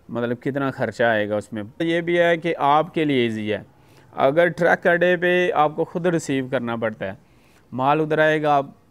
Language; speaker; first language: Urdu; non-native, local second language; Punjabi